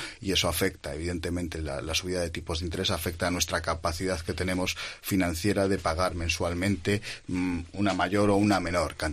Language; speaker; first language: Spanish; native; Spanish